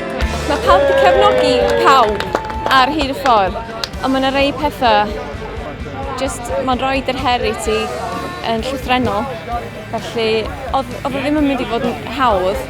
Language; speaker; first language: Welsh; native; Welsh